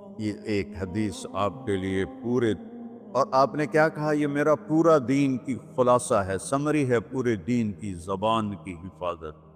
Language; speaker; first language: Urdu; non-native, local second language; Punjabi